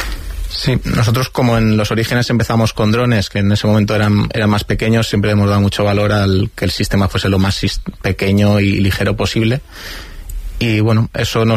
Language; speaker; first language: Spanish; native; Spanish